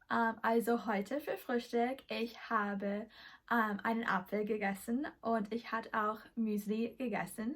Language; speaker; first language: German; non-native, learner; English